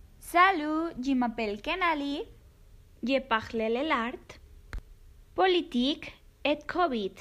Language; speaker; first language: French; non-native, learner; Spanish